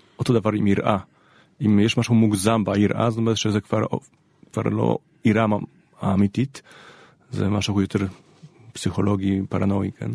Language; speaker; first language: Hebrew; non-native, fluent; Polish